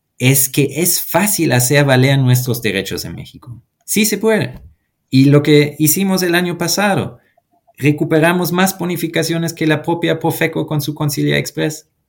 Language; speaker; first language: Spanish; non-native, fluent; German